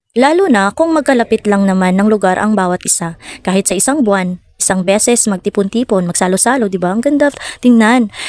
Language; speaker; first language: Filipino; non-native, local second language; Cebuano